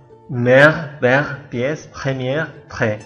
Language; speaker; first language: French; non-native, fluent; Indonesian